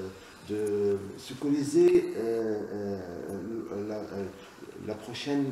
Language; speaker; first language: French; non-native, local second language; Arabic